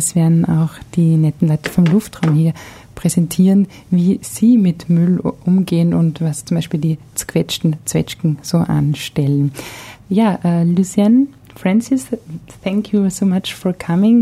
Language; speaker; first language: German; native; German